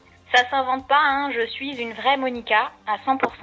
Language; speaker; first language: French; native; French